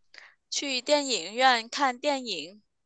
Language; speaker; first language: Chinese; non-native, fluent; Vietnamese